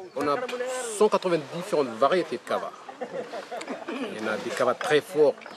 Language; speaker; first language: French; non-native, local second language; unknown